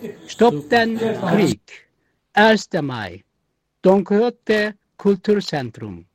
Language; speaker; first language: German; non-native, learner; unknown